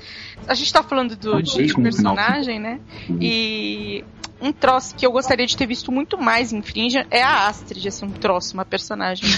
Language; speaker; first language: Portuguese; native; Portuguese